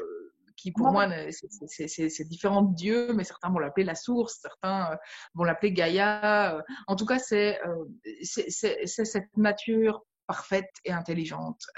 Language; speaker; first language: French; native; French